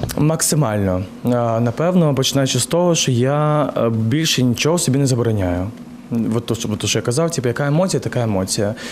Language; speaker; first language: Ukrainian; native; Ukrainian